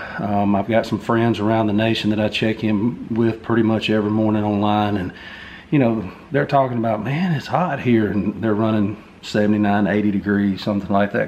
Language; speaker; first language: English; native; English